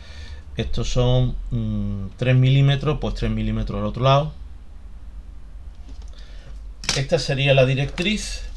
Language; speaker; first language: Spanish; native; Spanish